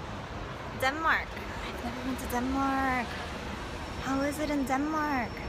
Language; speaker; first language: English; early bilingual, other home language; Korean